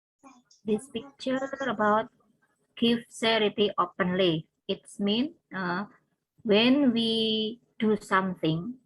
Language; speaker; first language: English; non-native, learner; Indonesian